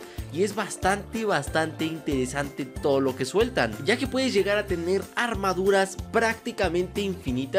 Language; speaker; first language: Spanish; native; Spanish